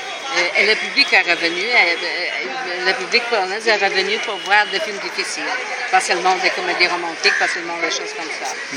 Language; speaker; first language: French; non-native, fluent; Polish